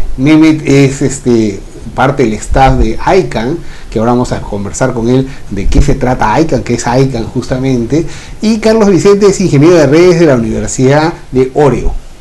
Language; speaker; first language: Spanish; native; Spanish